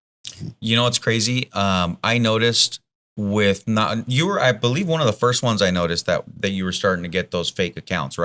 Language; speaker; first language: English; native; English